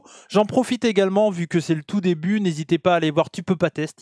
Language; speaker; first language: French; native; French